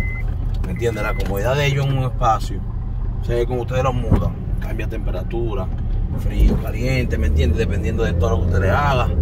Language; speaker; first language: Spanish; native; Spanish